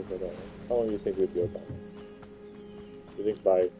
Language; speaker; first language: English; native; English